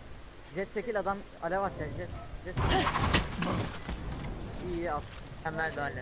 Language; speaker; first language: Turkish; native; Turkish